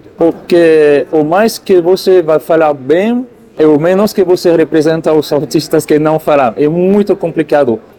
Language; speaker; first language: Portuguese; non-native, fluent; French